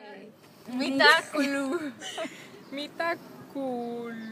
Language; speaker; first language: Finnish; non-native, learner; English